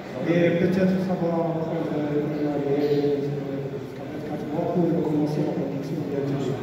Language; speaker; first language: French; non-native, local second language; Arabic